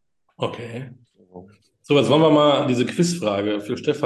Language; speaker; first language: German; native; German